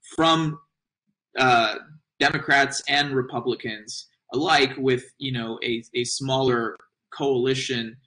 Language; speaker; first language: English; native; English